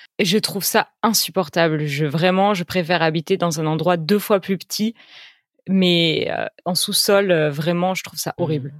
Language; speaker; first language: French; native; French